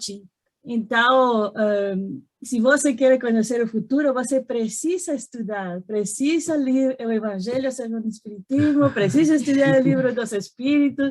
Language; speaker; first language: Portuguese; non-native, fluent; Spanish